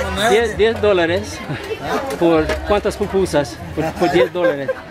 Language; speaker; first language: Spanish; non-native, learner; English